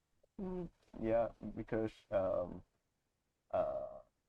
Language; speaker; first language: English; non-native, learner; Vietnamese